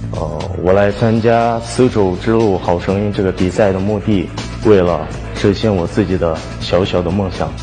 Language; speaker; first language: Chinese; non-native, fluent; Kyrgyz